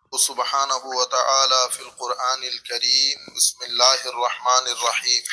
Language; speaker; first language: Arabic; non-native, fluent; Bangla